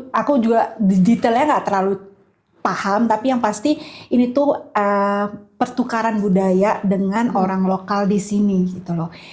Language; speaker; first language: Indonesian; native; Indonesian